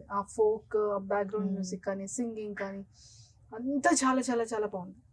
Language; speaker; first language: Telugu; native; Telugu